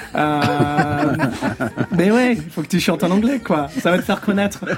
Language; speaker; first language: French; early bilingual, other home language; English